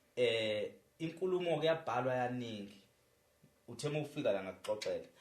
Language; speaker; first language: Zulu; native; Zulu